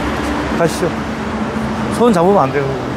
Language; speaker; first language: Korean; native; Korean